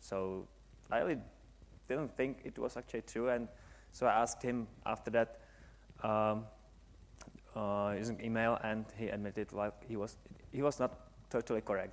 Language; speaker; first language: English; non-native, fluent; Czech